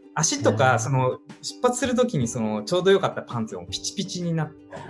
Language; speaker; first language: Japanese; native; Japanese